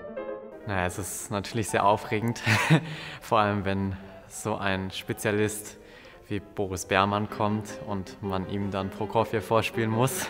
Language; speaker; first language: German; native; German